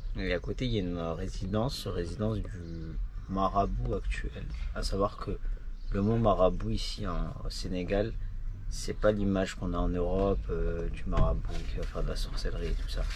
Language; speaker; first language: French; native; French